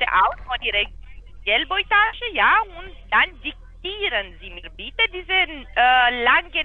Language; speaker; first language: German; non-native, learner; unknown